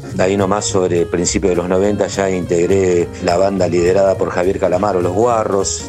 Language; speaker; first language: Spanish; native; Spanish